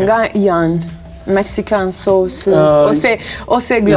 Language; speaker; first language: Albanian; early bilingual, heritage; Albanian